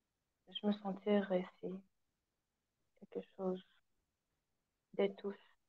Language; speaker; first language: French; non-native, learner; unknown